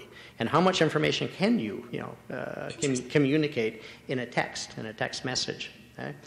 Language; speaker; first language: English; native; English